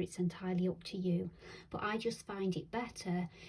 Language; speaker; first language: English; native; English